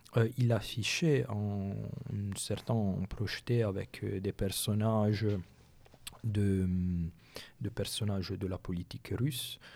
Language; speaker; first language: French; non-native, local second language; Italian